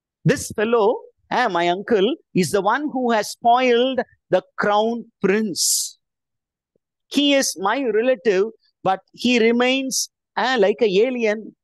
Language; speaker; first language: English; non-native, local second language; Tamil